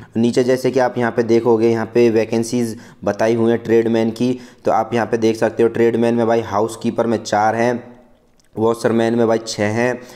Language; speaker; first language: Hindi; native; Hindi